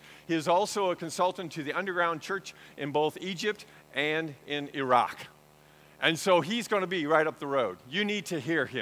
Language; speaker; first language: English; native; English